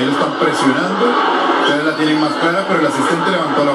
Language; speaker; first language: Spanish; native; Spanish